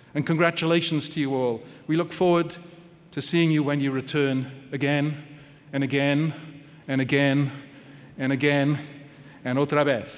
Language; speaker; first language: English; native; English